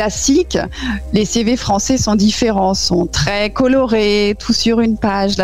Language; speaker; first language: French; native; French